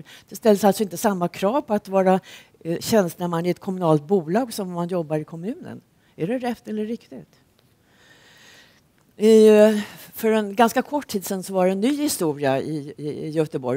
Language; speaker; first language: Swedish; native; Swedish